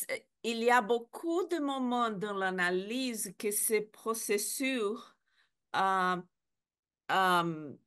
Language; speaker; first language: French; non-native, learner; Spanish